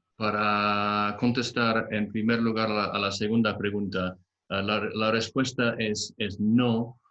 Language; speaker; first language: Spanish; non-native, fluent; English